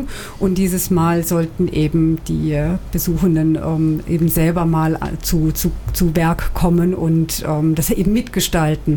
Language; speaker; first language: German; native; German